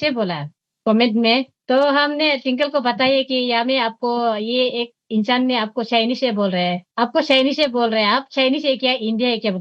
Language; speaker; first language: Hindi; non-native, local second language; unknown